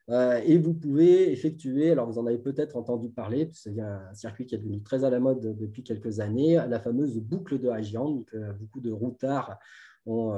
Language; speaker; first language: French; native; French